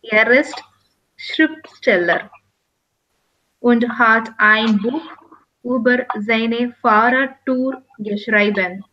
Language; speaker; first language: German; non-native, learner; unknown